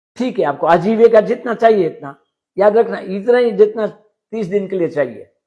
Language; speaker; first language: Hindi; non-native, local second language; Gujarati